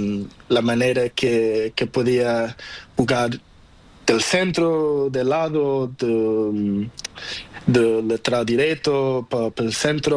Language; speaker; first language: Spanish; non-native, learner; Portuguese